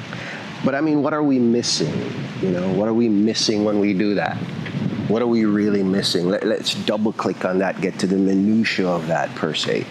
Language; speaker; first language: English; native; English